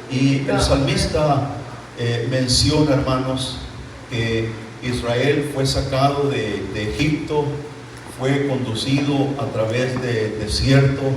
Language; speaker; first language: Spanish; native; Spanish